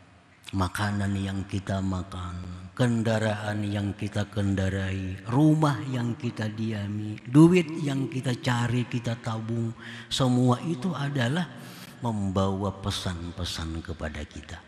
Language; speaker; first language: Indonesian; non-native, local second language; Banjar